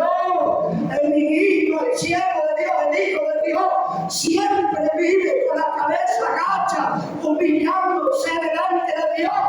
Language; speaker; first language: Spanish; native; Spanish